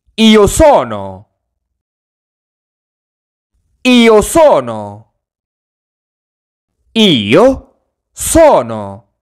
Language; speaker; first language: Italian; non-native, learner; Arabic